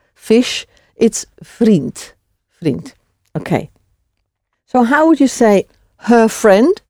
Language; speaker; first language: English; native; English